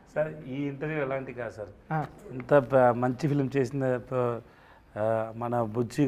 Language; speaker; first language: Telugu; non-native, learner; Tamil